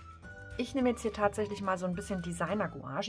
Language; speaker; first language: German; native; German